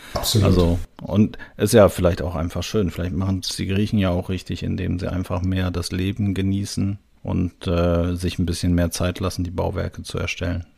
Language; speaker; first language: German; native; German